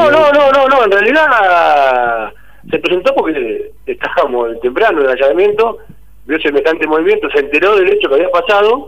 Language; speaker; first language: Spanish; native; Spanish